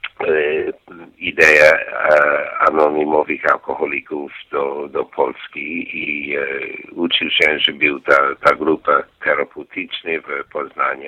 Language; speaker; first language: Polish; non-native, learner; English